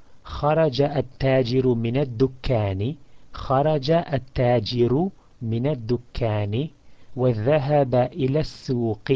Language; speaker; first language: Arabic; non-native, fluent; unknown